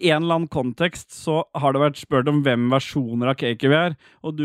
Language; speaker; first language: Norwegian; native; Norwegian